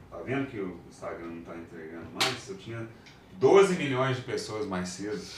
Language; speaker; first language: Portuguese; native; Portuguese